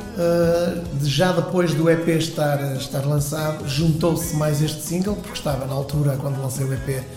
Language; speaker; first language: Portuguese; native; Portuguese